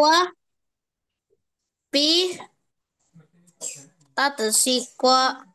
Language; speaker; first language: Chinese; non-native, learner; Indonesian